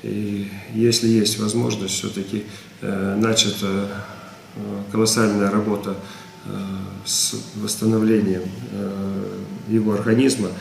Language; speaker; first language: Russian; native; Russian